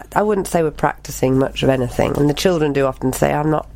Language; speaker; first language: English; native; English